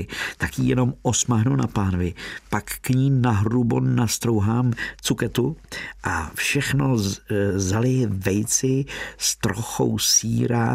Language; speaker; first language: Czech; native; Czech